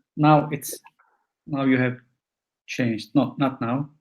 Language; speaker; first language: English; non-native, fluent; Turkish